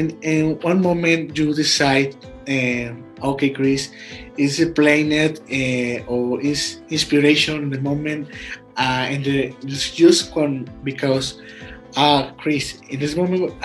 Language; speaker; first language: English; non-native, learner; Spanish